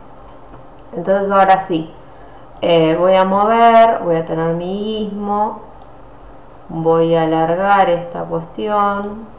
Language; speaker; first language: Spanish; native; Spanish